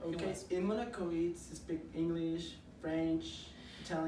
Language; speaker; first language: English; non-native, learner; Spanish